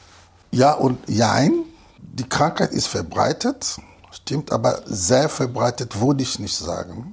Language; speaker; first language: German; non-native, fluent; Lingala